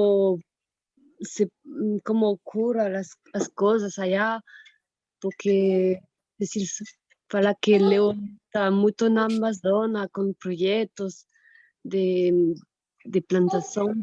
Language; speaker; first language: Portuguese; non-native, fluent; French